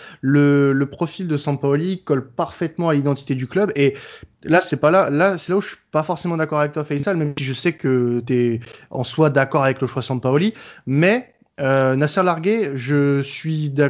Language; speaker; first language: French; native; French